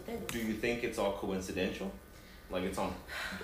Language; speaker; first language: English; early bilingual, other home language; Spanish